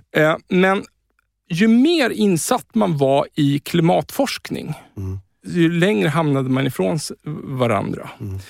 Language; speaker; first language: Swedish; native; Swedish